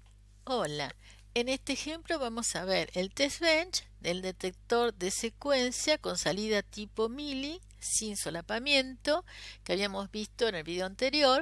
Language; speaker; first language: Spanish; native; Spanish